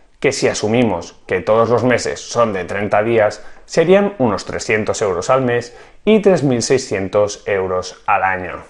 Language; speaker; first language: Spanish; native; Spanish